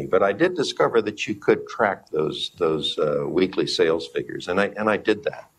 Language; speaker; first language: English; native; English